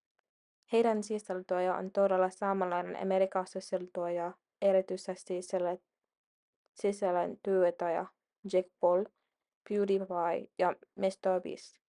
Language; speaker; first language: Finnish; non-native, learner; English